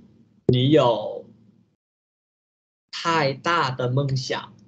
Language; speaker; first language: Chinese; non-native, learner; Vietnamese